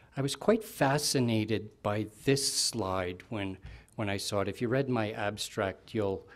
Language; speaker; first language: English; native; English